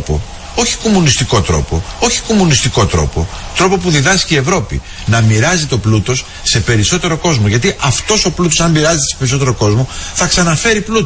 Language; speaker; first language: Greek; native; Greek